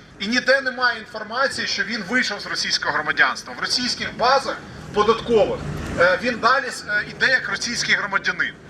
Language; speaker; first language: Ukrainian; native; Ukrainian